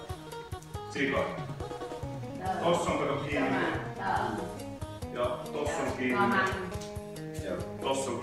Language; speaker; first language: Finnish; native; Finnish